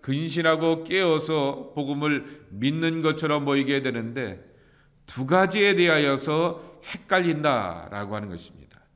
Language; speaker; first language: Korean; native; Korean